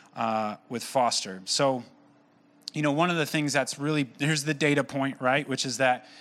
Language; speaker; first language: English; native; English